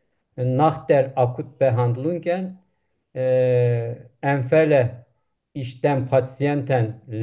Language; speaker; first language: German; non-native, learner; Turkish